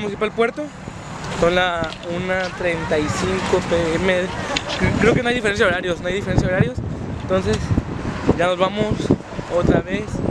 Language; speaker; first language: Spanish; native; Spanish